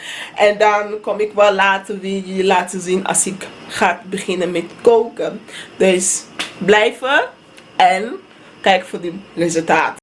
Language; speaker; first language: Dutch; non-native, fluent; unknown